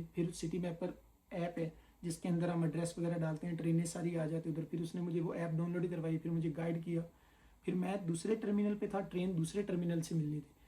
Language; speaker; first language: Urdu; non-native, local second language; Punjabi